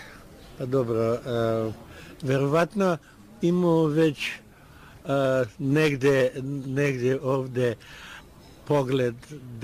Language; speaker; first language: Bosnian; non-native, learner; Russian